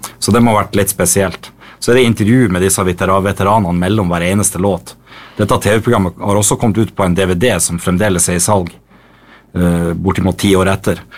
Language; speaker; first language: Norwegian; native; Norwegian